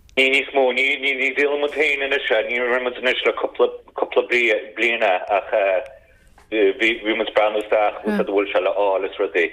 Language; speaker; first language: Irish; native; Irish